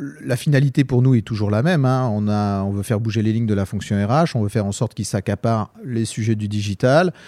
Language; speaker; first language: French; native; French